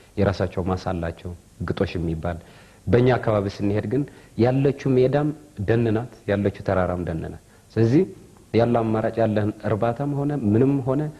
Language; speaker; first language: Amharic; non-native, local second language; Tigrinya